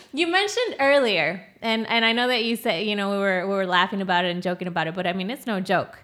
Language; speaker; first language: English; early bilingual, other home language; Spanish